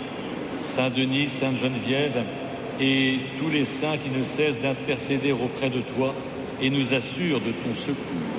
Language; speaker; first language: French; native; French